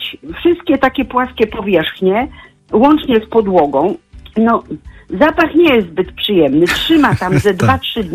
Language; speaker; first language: Polish; native; Polish